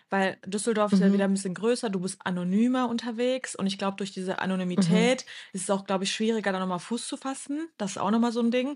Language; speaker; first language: German; early bilingual, other home language; Turkish